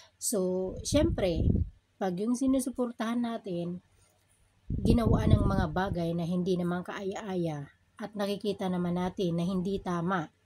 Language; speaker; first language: Filipino; native; Filipino